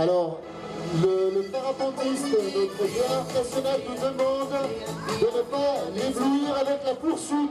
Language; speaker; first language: French; native; French